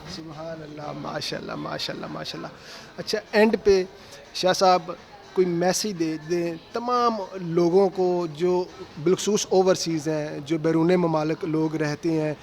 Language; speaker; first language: Urdu; non-native, local second language; Punjabi